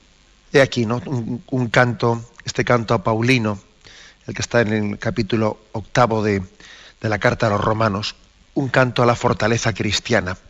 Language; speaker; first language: Spanish; native; Spanish